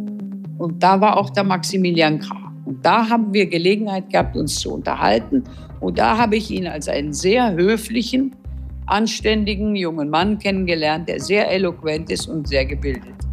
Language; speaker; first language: German; early bilingual, heritage; German